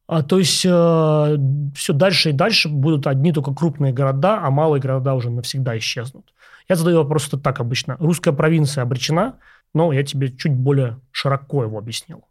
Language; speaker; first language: Russian; native; Russian